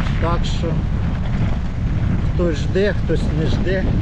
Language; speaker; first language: Ukrainian; native; Ukrainian